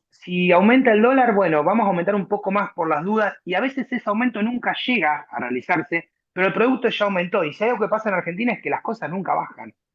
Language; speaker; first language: Spanish; native; Spanish